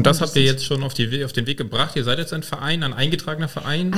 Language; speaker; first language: German; native; German